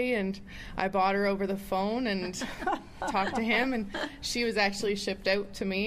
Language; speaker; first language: English; native; English